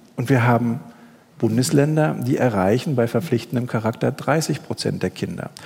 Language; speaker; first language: German; native; German